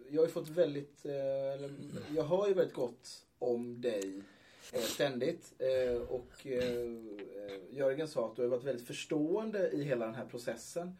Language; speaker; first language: Swedish; native; Swedish